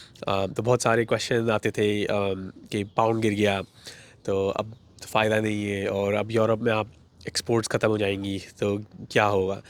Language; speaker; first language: Urdu; native; Urdu